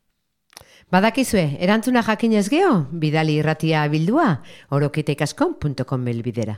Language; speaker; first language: Basque; native; Basque